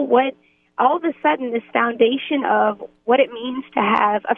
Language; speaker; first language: English; native; English